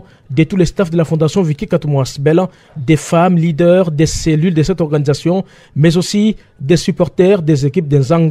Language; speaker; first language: French; non-native, local second language; Swahili